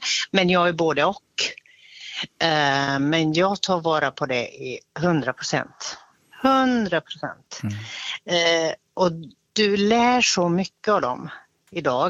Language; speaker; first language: Swedish; native; Swedish